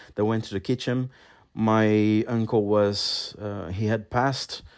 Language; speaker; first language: English; non-native, fluent; Portuguese